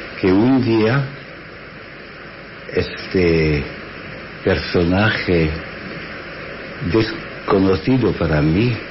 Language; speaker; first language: Spanish; non-native, fluent; English